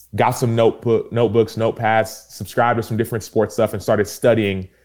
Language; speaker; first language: English; early bilingual, other home language; Yoruba